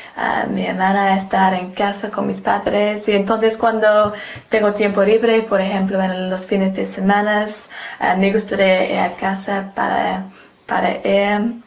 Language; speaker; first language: Spanish; non-native, learner; English